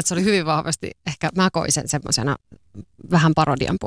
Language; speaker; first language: Finnish; native; Finnish